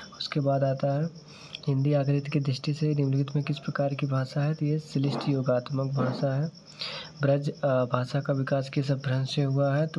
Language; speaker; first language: Hindi; native; Hindi